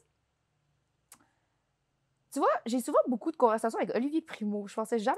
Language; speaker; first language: French; native; French